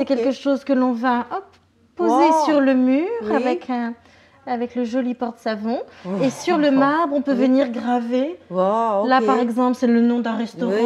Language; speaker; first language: French; native; French